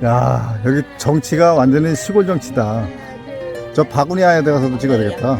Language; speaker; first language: Korean; native; Korean